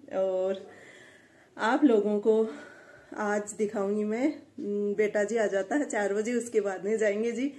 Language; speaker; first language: Hindi; native; Hindi